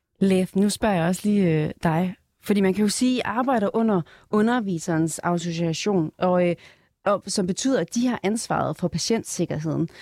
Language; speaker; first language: Danish; native; Danish